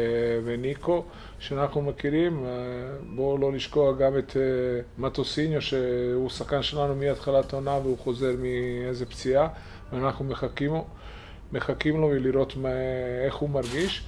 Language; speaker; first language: Hebrew; non-native, fluent; Serbian